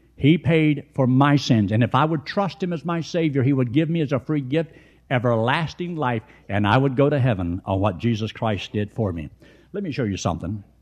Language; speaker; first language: English; native; English